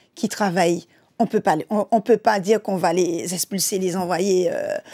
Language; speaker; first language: French; native; French